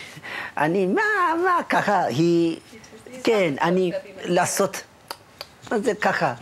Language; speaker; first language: Hebrew; non-native, learner; Amharic